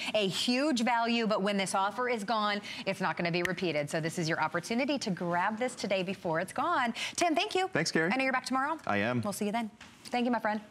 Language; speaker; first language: English; native; English